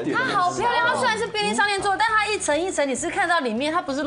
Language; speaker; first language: Chinese; native; Chinese